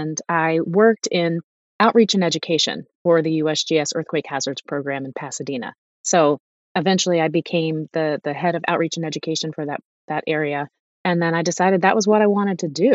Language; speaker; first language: English; native; English